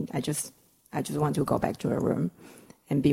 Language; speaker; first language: English; non-native, fluent; Chinese